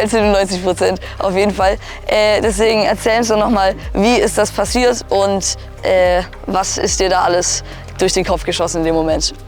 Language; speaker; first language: German; native; German